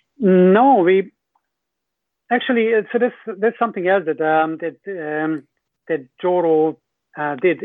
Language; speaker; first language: English; non-native, fluent; Hungarian